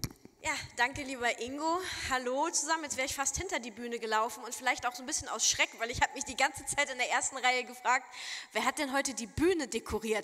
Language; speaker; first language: German; native; German